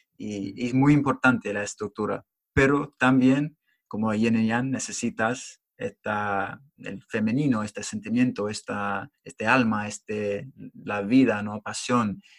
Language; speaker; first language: Spanish; non-native, learner; English